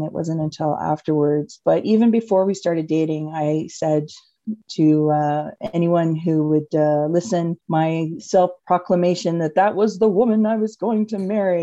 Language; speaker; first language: English; native; English